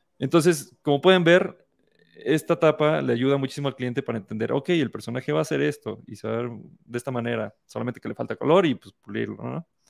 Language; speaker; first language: Spanish; native; Spanish